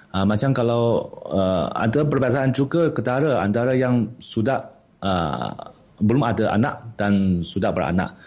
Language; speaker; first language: Malay; non-native, fluent; Chinese